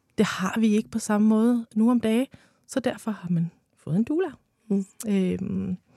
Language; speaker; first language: Danish; early bilingual, other home language; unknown